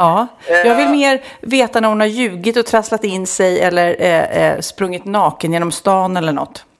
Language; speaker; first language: Swedish; native; Swedish